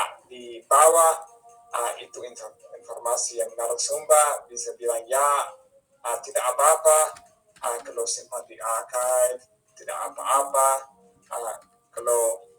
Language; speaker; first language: Indonesian; non-native, fluent; English